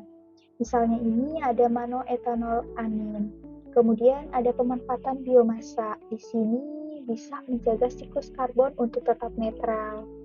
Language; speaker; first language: Indonesian; native; Indonesian